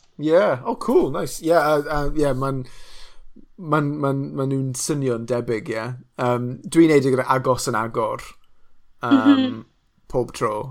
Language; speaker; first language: Welsh; non-native, local second language; English